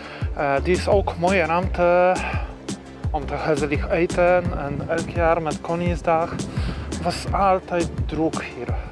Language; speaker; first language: Dutch; non-native, learner; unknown